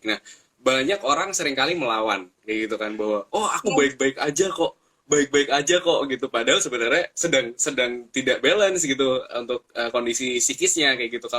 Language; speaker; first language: Indonesian; native; Indonesian